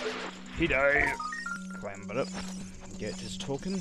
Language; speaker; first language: English; native; English